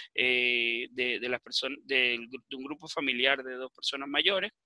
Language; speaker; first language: Spanish; native; Spanish